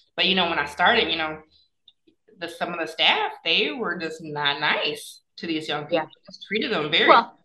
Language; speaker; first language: English; native; English